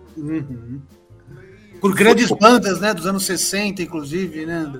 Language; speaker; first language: Portuguese; native; Portuguese